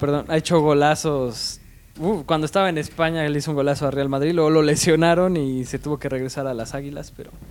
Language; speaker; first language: Spanish; native; Spanish